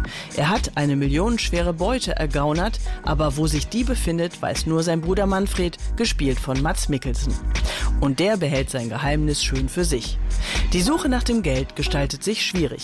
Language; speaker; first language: German; native; German